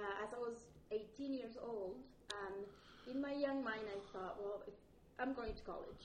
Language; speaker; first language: English; non-native, fluent; Spanish